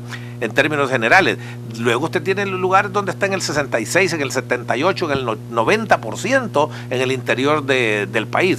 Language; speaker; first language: Spanish; native; Spanish